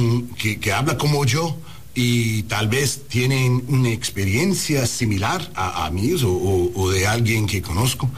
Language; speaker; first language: Spanish; early bilingual, heritage; Spanish